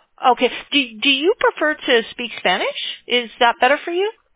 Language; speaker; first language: English; native; English